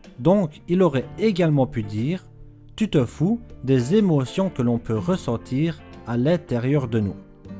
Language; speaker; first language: French; native; French